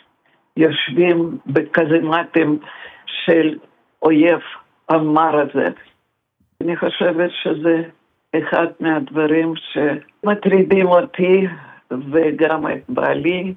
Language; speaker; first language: Hebrew; non-native, fluent; Russian